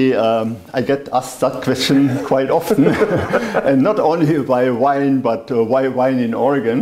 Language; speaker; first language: English; non-native, fluent; German